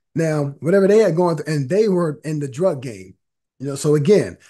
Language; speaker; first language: English; native; English